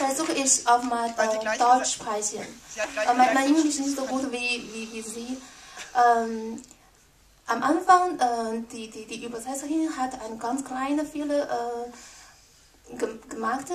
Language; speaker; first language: German; non-native, learner; Chinese